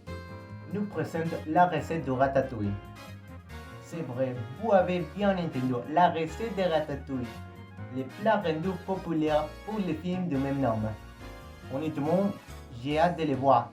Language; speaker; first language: French; non-native, learner; Spanish